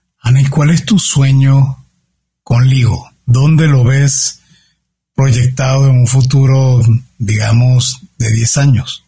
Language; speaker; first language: Spanish; native; Spanish